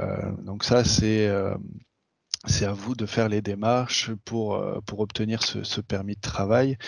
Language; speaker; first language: French; native; French